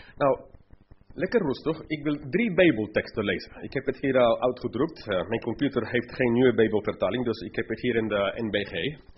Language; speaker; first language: Dutch; non-native, fluent; English